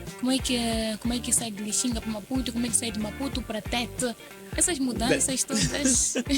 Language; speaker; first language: Portuguese; native; Portuguese